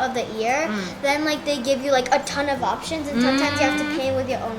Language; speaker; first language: English; non-native, fluent; Japanese